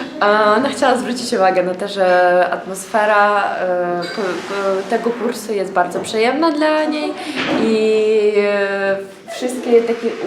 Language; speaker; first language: Polish; non-native, learner; Ukrainian